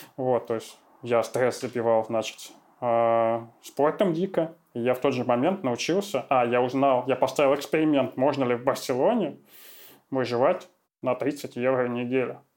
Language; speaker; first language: Russian; native; Russian